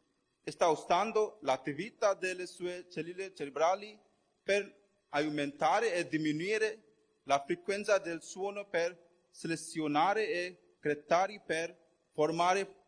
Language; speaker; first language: Italian; non-native, fluent; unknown